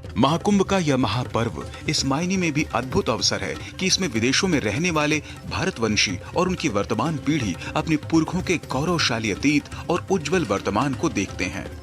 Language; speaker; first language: Hindi; native; Hindi